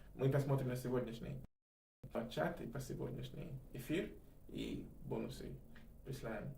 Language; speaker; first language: Russian; non-native, fluent; English